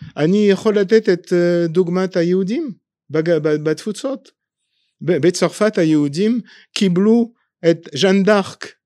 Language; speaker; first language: Hebrew; non-native, fluent; French